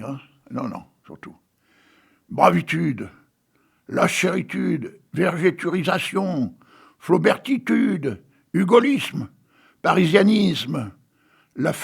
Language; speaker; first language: French; native; French